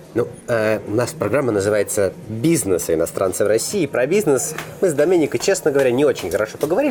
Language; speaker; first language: Russian; native; Russian